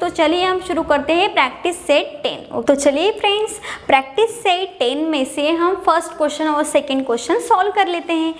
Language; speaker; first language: Hindi; non-native, local second language; Marathi